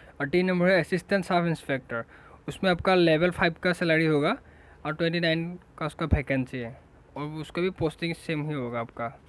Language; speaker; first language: Hindi; non-native, local second language; Assamese